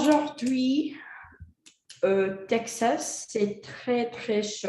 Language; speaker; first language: French; non-native, learner; Spanish